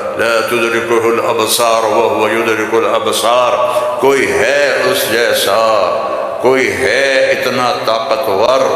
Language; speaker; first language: Urdu; non-native, local second language; Punjabi